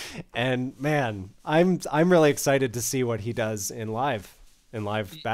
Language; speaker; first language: English; native; English